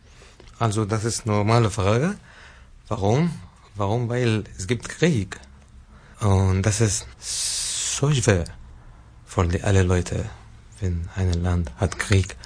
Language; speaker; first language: German; non-native, learner; Arabic